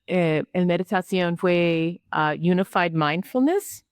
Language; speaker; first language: Spanish; non-native, learner; English